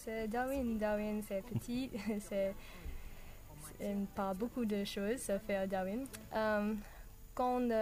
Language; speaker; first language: French; non-native, learner; English